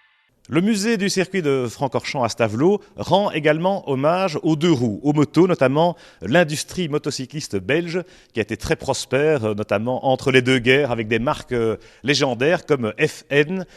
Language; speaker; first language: French; native; French